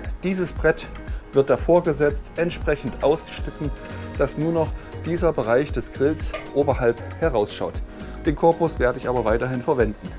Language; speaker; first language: German; native; German